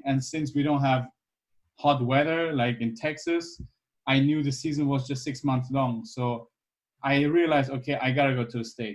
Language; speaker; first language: English; non-native, fluent; German